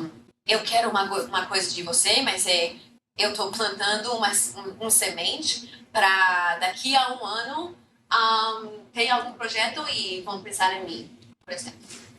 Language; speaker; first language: Portuguese; non-native, fluent; English